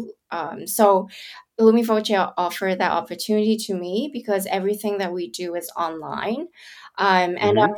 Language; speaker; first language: English; non-native, local second language; Cantonese